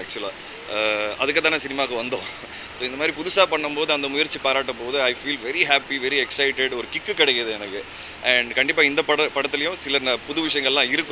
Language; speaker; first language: Tamil; native; Tamil